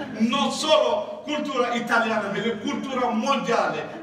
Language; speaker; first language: Italian; non-native, learner; Bambara